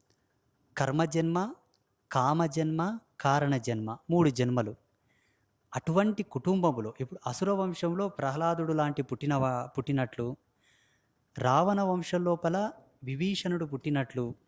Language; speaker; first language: Telugu; native; Telugu